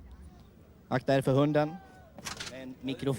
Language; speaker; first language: Swedish; native; Swedish